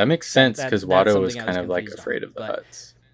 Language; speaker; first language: English; native; English